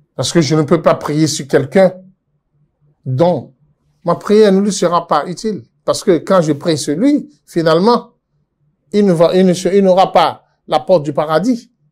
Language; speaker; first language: French; non-native, local second language; Yoruba